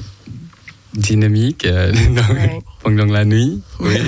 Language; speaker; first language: French; non-native, learner; Thai